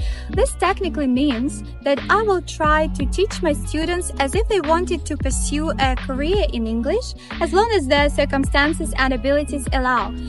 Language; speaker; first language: English; non-native, fluent; Ukrainian